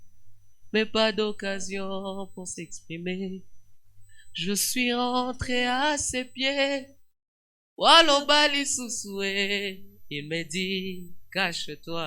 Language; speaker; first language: French; non-native, local second language; Swahili